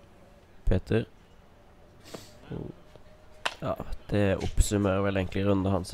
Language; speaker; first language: Norwegian; native; Norwegian